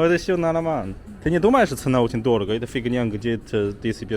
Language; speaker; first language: Russian; non-native, learner; Chinese